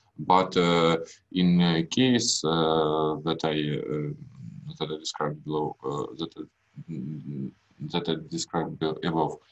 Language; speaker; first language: English; non-native, learner; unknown